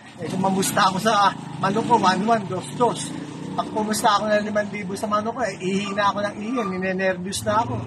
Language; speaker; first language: Filipino; native; Filipino